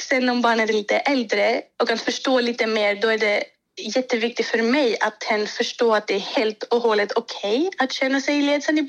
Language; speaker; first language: Swedish; non-native, fluent; Greek